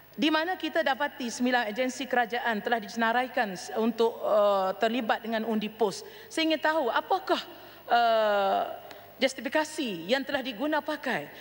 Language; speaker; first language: Malay; native; Malay